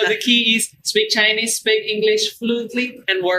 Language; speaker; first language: English; non-native, fluent; Indonesian